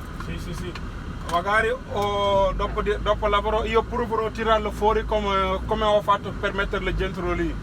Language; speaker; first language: Italian; non-native, fluent; Wolof